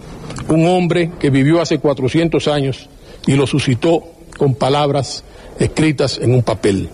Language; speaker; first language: Spanish; native; Spanish